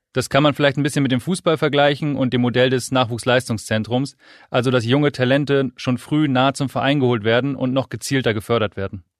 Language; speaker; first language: German; native; German